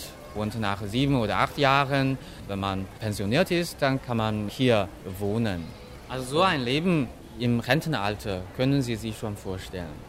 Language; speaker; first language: German; non-native, fluent; Chinese